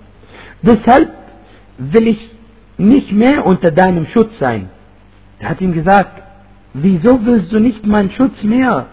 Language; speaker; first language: German; non-native, fluent; Arabic